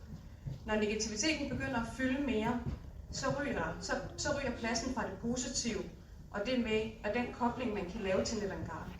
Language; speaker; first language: Danish; early bilingual, other home language; Hindi